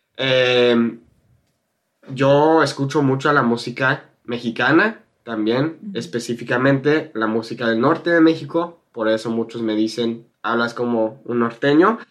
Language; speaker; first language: Spanish; non-native, fluent; English